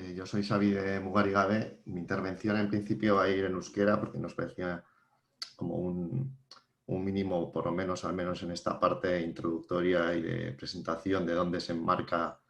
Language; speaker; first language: Spanish; native; Spanish